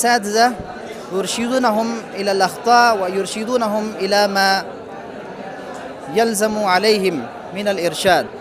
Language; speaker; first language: Arabic; non-native, fluent; Urdu